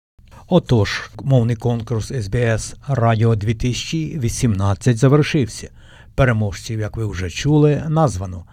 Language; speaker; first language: Ukrainian; native; Ukrainian